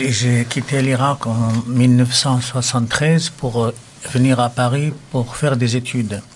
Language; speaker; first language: French; non-native, local second language; Arabic